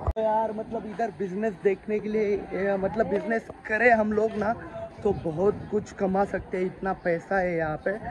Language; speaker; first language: Hindi; non-native, local second language; Marathi